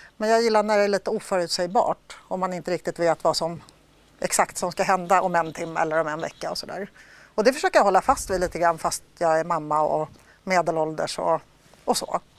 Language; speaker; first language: Swedish; early bilingual, other home language; Polish